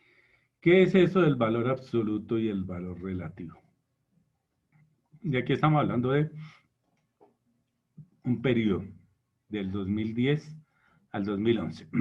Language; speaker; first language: Spanish; native; Spanish